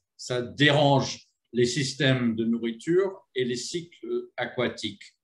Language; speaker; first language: French; non-native, fluent; English